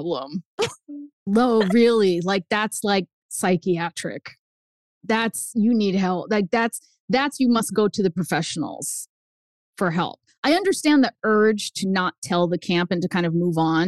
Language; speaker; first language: English; early bilingual, other home language; Spanish